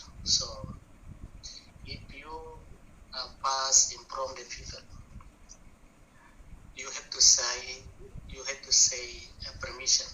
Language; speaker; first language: English; non-native, learner; Buginese